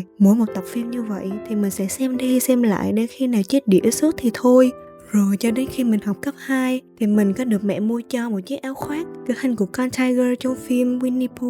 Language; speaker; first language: Vietnamese; native; Vietnamese